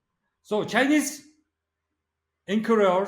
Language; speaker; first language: English; non-native, learner; Mongolian